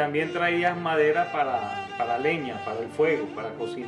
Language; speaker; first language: Spanish; native; Spanish